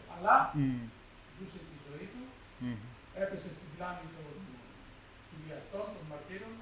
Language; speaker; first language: Greek; native; Greek